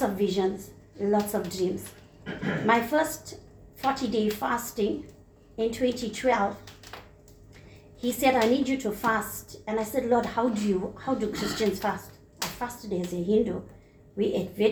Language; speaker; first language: English; native; English